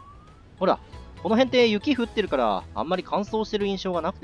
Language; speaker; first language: Japanese; native; Japanese